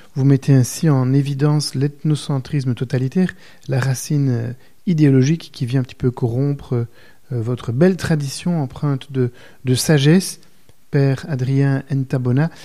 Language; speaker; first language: French; native; French